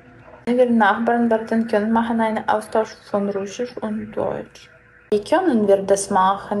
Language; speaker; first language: German; non-native, learner; Russian